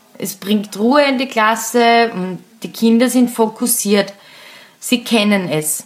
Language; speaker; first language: German; native; German